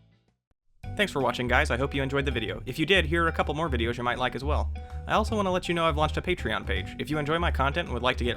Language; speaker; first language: English; native; English